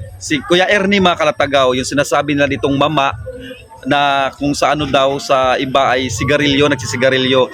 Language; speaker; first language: Filipino; native; Filipino